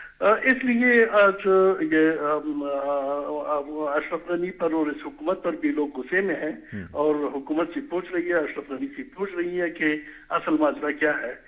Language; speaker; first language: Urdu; non-native, fluent; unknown